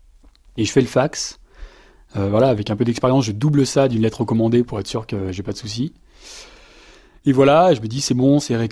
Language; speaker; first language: French; native; French